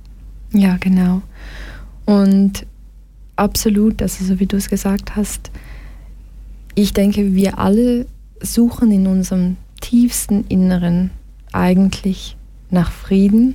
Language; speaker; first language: German; early bilingual, other home language; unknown